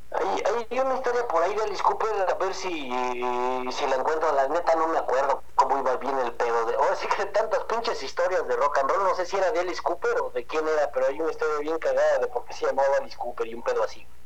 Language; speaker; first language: Spanish; native; Spanish